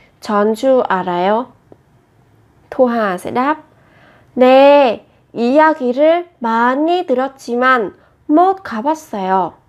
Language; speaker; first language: Korean; non-native, fluent; Vietnamese